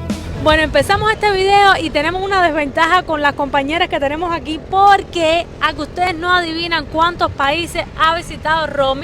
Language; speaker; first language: Spanish; native; Spanish